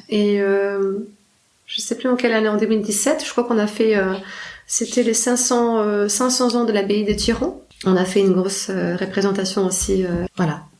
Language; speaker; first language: French; non-native, fluent; Polish